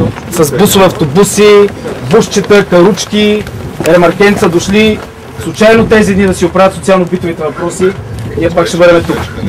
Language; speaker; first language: Bulgarian; native; Bulgarian